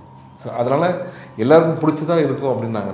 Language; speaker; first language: Tamil; native; Tamil